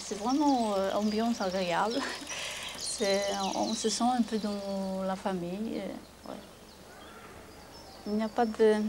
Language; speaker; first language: French; non-native, fluent; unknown